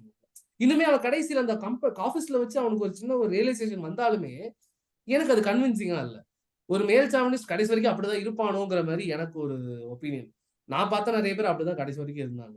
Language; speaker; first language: Tamil; native; Tamil